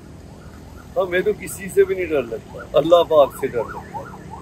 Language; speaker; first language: Hindi; non-native, local second language; Punjabi